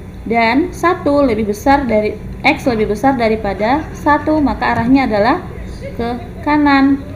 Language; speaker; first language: Indonesian; native; Indonesian